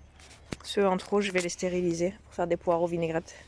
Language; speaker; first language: French; native; French